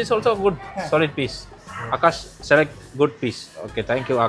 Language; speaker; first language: English; non-native, learner; Tamil